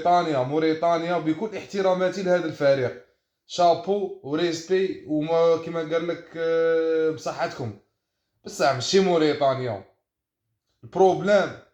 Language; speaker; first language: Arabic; native; Arabic